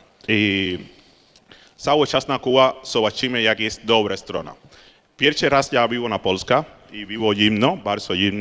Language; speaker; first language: Polish; non-native, learner; Spanish